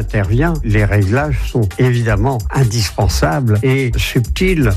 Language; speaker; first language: French; native; French